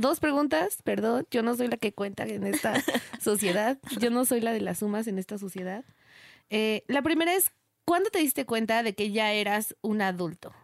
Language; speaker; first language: Spanish; native; Spanish